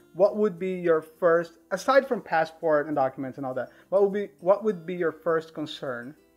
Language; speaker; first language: English; non-native, fluent; Portuguese